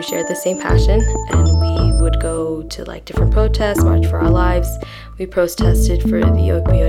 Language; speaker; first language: English; native; English